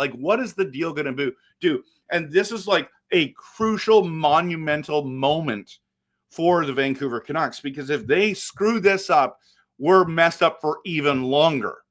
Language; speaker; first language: English; native; English